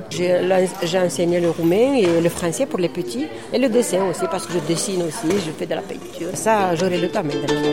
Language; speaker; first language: French; non-native, fluent; Romanian